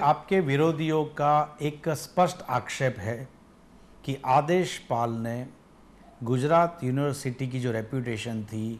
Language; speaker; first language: Hindi; non-native, local second language; Gujarati